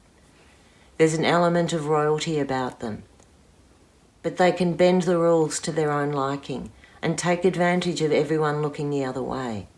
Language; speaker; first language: English; native; English